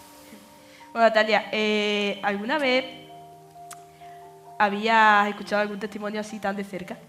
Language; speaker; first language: Spanish; native; Spanish